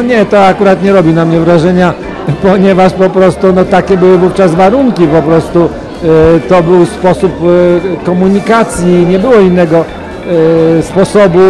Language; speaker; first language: Polish; native; Polish